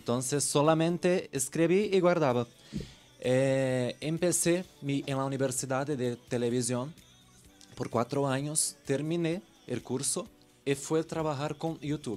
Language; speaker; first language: Spanish; non-native, learner; Portuguese